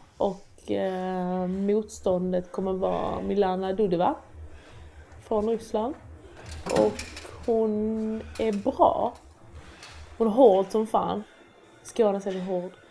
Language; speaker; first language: Swedish; early bilingual, other home language; Persian